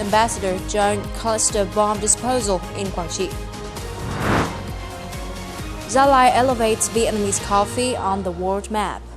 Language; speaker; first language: English; non-native, fluent; Vietnamese